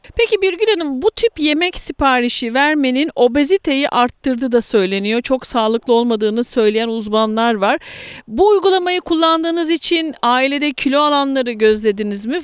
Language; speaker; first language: Turkish; native; Turkish